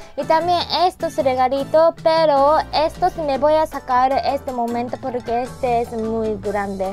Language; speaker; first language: Spanish; non-native, learner; Japanese